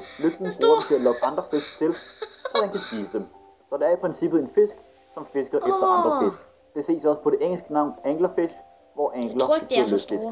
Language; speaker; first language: Danish; native; Danish